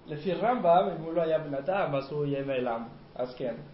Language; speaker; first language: Hebrew; non-native, learner; Spanish